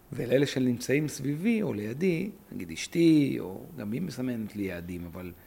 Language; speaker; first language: Hebrew; native; Hebrew